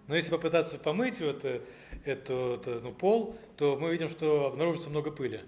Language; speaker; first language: Russian; native; Russian